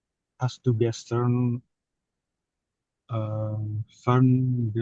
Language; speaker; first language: German; non-native, learner; Indonesian